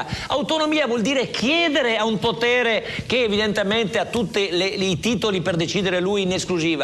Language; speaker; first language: Italian; native; Italian